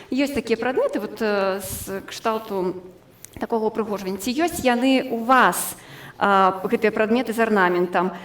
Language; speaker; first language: Belarusian; non-native, local second language; Russian